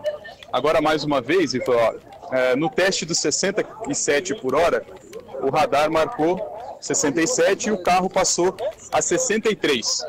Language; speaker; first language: Portuguese; native; Portuguese